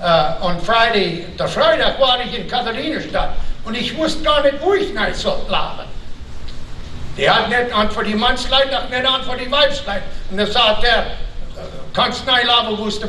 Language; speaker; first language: German; early bilingual, heritage; German